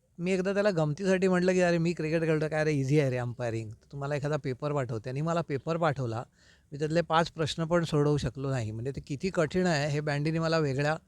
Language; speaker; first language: Marathi; native; Marathi